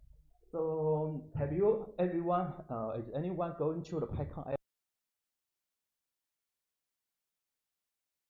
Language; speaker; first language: English; non-native, learner; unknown